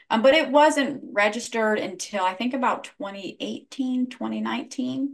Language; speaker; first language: English; native; English